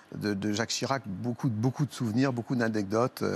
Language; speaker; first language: French; native; French